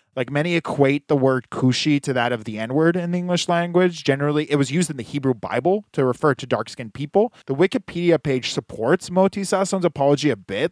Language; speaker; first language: English; early bilingual, other home language; Hebrew